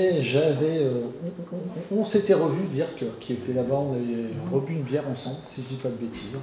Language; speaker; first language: French; native; French